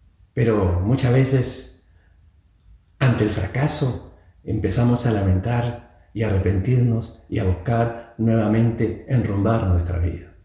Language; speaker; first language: Spanish; native; Spanish